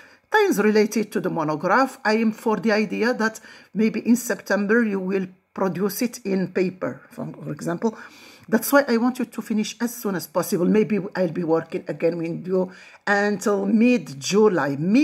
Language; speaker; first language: English; non-native, fluent; Arabic